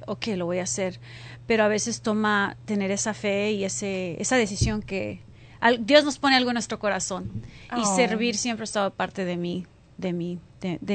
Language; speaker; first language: Spanish; early bilingual, heritage; Spanish